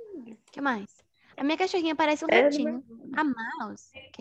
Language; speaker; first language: Portuguese; native; Portuguese